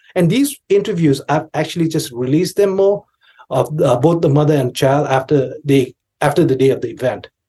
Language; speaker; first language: English; non-native, local second language; Tibetan